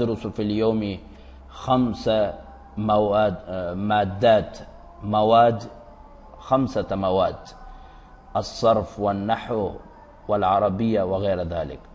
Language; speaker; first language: Arabic; non-native, fluent; Urdu